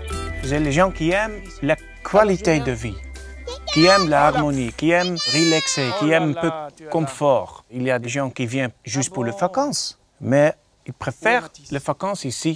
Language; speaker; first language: French; non-native, learner; Dutch